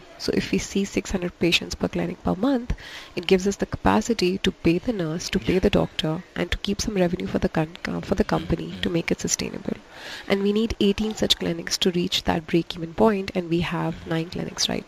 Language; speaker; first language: English; non-native, local second language; Urdu